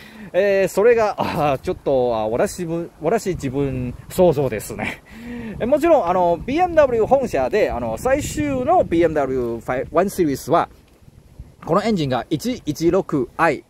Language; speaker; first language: Japanese; non-native, learner; Chinese